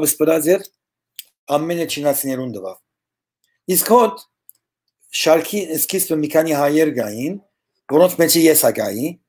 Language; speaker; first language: Armenian; early bilingual, heritage; Armenian